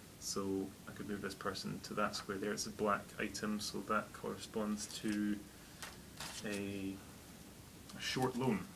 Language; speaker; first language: English; native; English